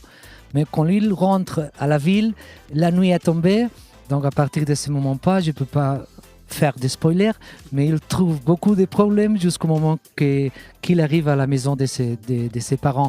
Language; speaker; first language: French; non-native, fluent; Catalan